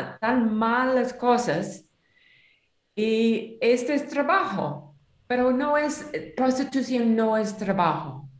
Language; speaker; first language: Spanish; non-native, learner; English